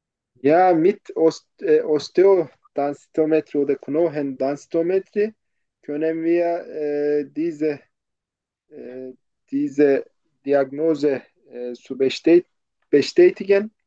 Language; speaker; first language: German; non-native, fluent; Turkish